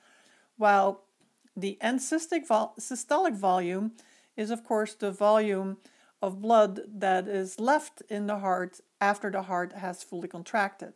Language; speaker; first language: English; native; English